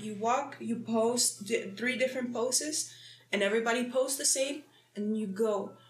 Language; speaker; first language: English; early bilingual, other home language; Spanish